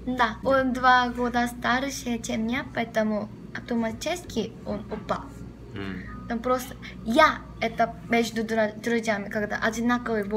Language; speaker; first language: Russian; non-native, learner; Korean